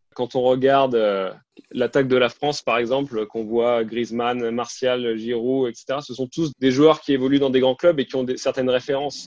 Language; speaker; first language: French; native; French